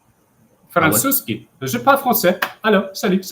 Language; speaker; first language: French; early bilingual, heritage; English